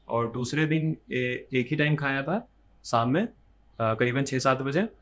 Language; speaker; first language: Hindi; native; Hindi